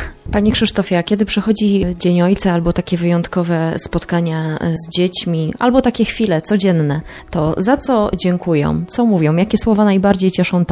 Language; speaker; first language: Polish; native; Polish